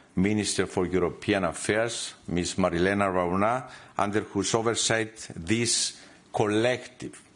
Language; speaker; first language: English; non-native, fluent; Greek